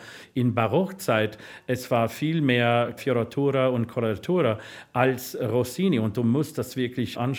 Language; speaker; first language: German; non-native, learner; English